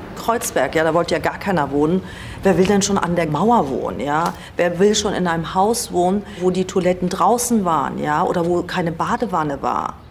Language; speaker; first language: German; native; German